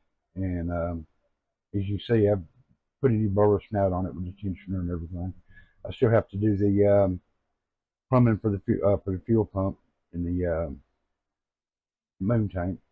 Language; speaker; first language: English; native; English